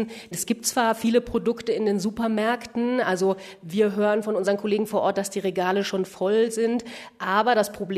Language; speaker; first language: German; native; German